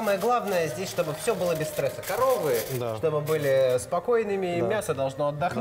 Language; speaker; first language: Russian; native; Russian